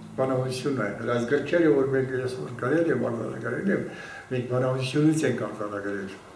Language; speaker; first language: Armenian; non-native, local second language; Kurdish